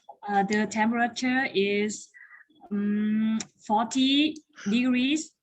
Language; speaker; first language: English; non-native, learner; Vietnamese